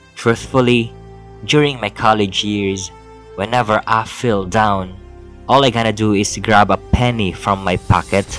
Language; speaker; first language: English; non-native, local second language; Filipino